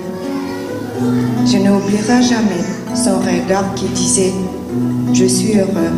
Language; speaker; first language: French; non-native, learner; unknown